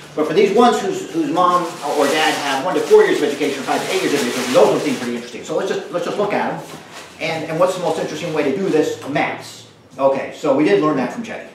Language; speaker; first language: English; native; English